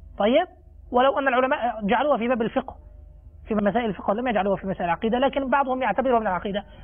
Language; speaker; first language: Arabic; non-native, fluent; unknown